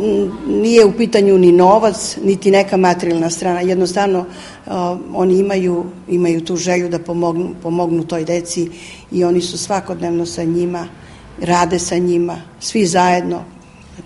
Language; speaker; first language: Serbian; native; Serbian